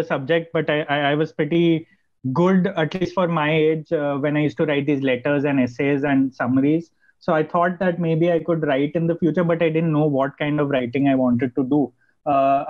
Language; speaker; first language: English; non-native, local second language; Gujarati